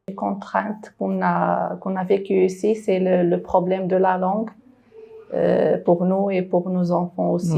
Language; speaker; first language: French; non-native, local second language; Arabic